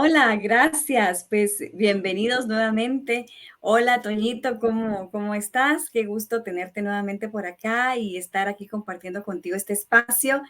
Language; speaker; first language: Spanish; native; Spanish